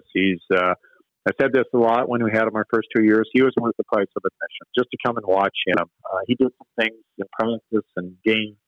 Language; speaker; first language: English; native; English